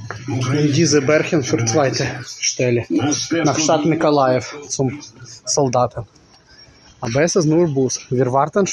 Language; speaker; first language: German; non-native, learner; Ukrainian